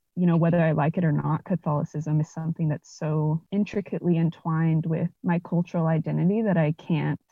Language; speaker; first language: English; native; English